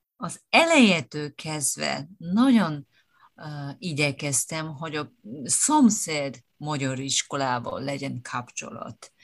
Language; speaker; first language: Hungarian; non-native, fluent; Japanese